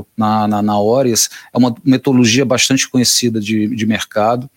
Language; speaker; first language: Portuguese; native; Portuguese